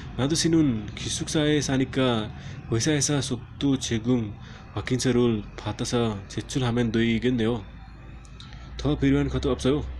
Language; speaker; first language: Korean; non-native, learner; Nepali